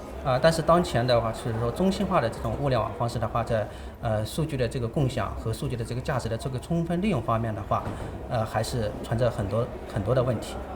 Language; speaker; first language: Chinese; native; Chinese